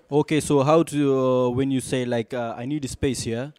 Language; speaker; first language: English; non-native, learner; Pashto